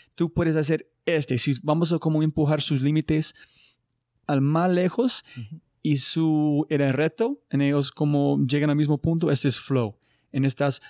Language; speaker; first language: Spanish; non-native, learner; English